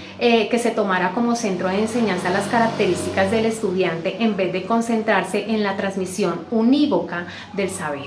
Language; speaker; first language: Spanish; native; Spanish